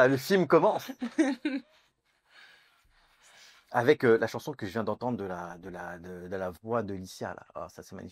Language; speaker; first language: French; native; French